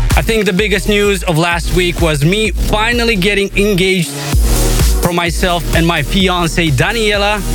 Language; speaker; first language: English; non-native, fluent; Romanian